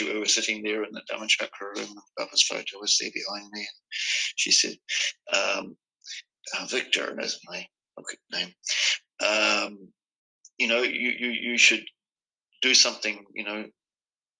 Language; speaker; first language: English; native; English